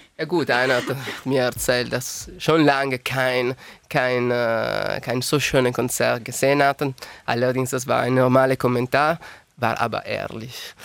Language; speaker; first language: German; non-native, learner; Italian